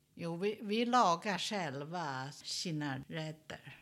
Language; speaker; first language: Swedish; non-native, learner; Chinese